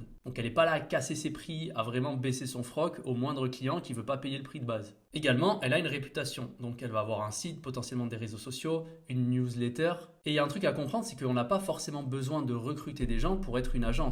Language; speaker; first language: French; native; French